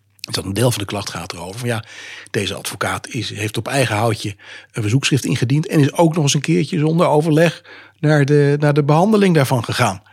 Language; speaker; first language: Dutch; native; Dutch